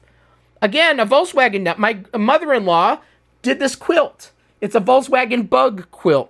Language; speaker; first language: English; native; English